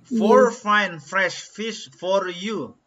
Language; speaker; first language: English; non-native, learner; Indonesian